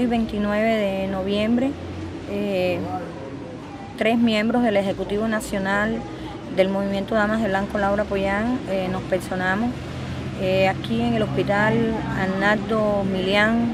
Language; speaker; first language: Spanish; native; Spanish